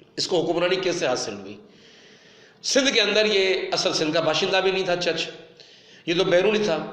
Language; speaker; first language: Urdu; non-native, local second language; Sindhi